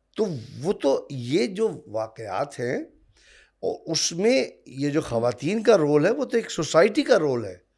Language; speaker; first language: Urdu; non-native, local second language; Punjabi